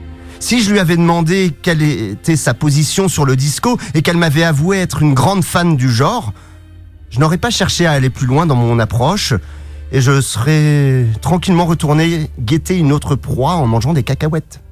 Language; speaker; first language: French; native; French